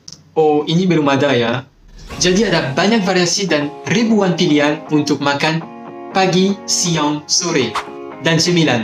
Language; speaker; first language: Indonesian; non-native, fluent; French